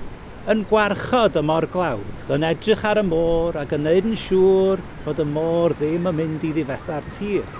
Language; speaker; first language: Welsh; native; Welsh